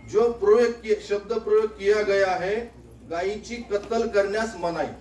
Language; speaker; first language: Hindi; non-native, local second language; Marathi